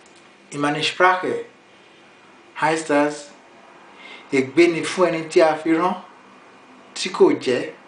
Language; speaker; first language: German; non-native, fluent; Yoruba